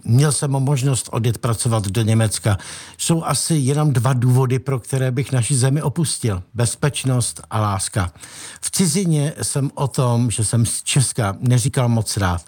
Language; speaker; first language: Czech; native; Czech